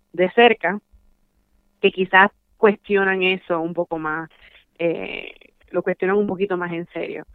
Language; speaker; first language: Spanish; early bilingual, heritage; Spanish